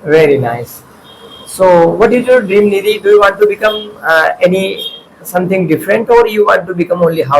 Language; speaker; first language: English; non-native, fluent; Hindi